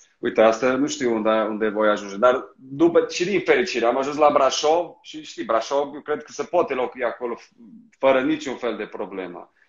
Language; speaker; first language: Romanian; non-native, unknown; Portuguese